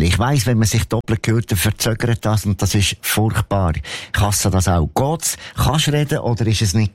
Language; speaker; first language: German; native; German